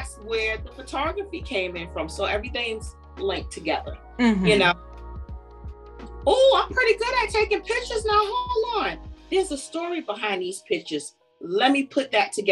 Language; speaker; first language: English; native; English